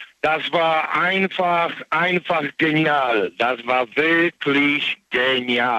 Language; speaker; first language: German; non-native, learner; Polish